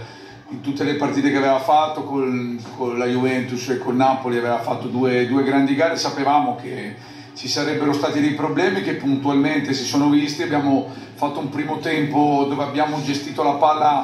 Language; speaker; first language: Italian; native; Italian